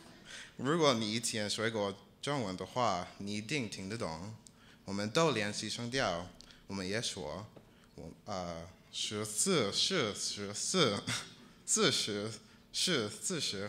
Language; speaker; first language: Chinese; non-native, learner; English